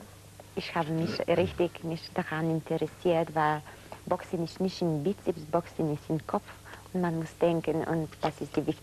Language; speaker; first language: German; non-native, fluent; Bulgarian